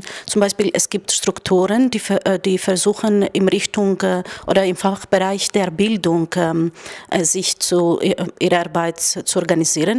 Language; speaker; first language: German; non-native, fluent; Greek